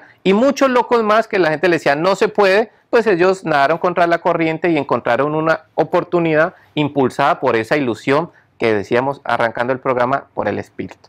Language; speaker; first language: Spanish; native; Spanish